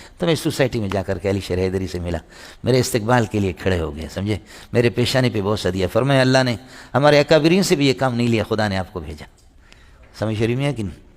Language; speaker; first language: Urdu; non-native, local second language; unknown